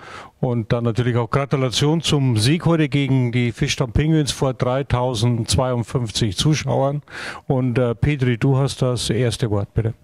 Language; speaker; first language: German; native; German